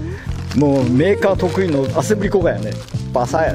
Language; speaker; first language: Japanese; native; Japanese